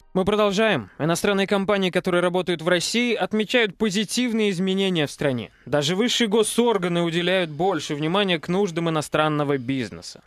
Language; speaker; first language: Russian; native; Russian